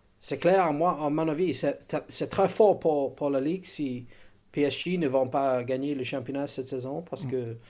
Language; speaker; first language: French; non-native, learner; English